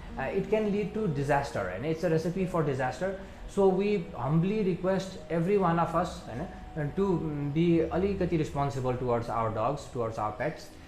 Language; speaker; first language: English; non-native, local second language; Nepali